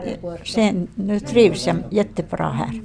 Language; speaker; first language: Swedish; non-native, learner; Finnish